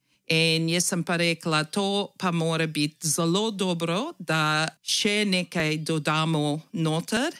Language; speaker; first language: Slovenian; early bilingual, heritage; English